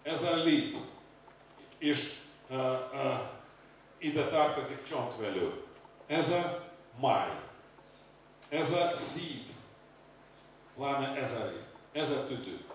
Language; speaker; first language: Hungarian; non-native, learner; Russian